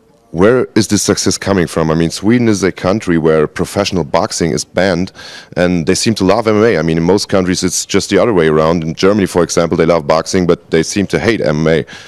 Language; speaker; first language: English; non-native, fluent; German